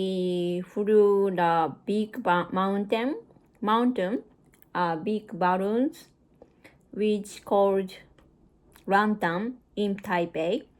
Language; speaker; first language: English; non-native, learner; Japanese